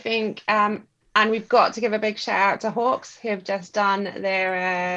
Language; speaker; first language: English; native; English